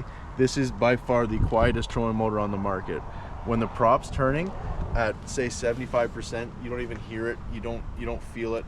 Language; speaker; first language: English; native; English